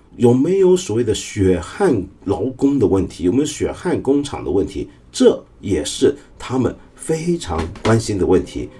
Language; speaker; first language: Chinese; non-native, local second language; Cantonese